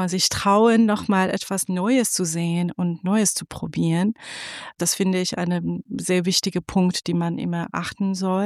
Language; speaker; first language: German; non-native, fluent; Persian